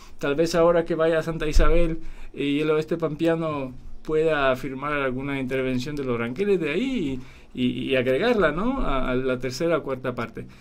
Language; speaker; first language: Spanish; non-native, fluent; Polish